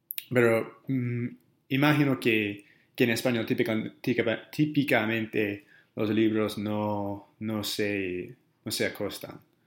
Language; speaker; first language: Spanish; non-native, learner; English